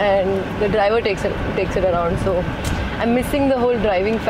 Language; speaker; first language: Telugu; non-native, local second language; Hindi